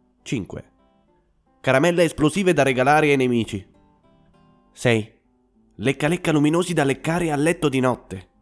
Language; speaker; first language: Italian; native; Italian